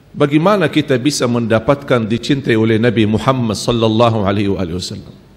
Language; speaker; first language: Malay; non-native, fluent; Arabic